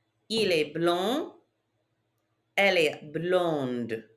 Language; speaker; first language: French; non-native, fluent; English